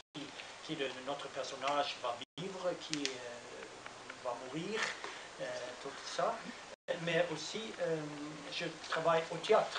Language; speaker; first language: French; non-native, learner; Norwegian